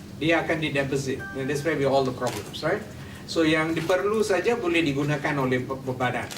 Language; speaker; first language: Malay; non-native, local second language; Tamil